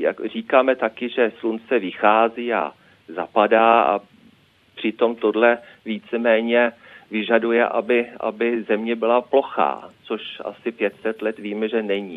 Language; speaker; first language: Czech; non-native, fluent; Norwegian